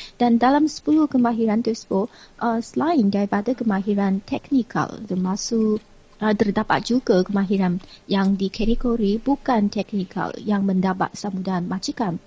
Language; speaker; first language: Malay; non-native, fluent; Chinese